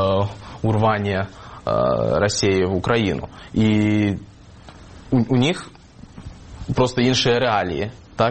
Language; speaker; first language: Ukrainian; non-native, fluent; Russian